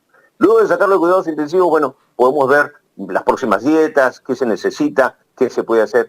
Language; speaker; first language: Spanish; native; Spanish